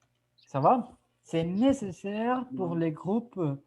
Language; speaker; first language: French; non-native, fluent; Spanish